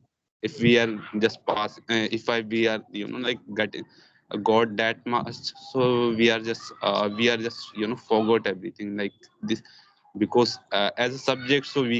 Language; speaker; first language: English; non-native, learner; Hindi